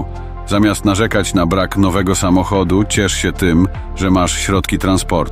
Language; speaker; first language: Polish; native; Polish